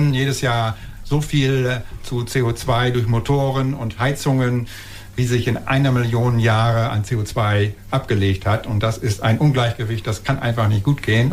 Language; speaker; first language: German; native; German